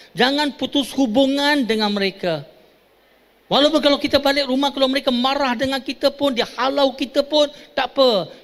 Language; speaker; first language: Malay; non-native, local second language; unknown